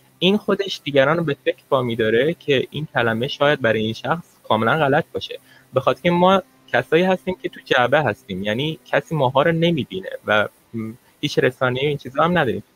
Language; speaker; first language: Persian; native; Persian